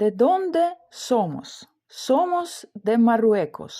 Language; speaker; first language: Spanish; non-native, fluent; Ukrainian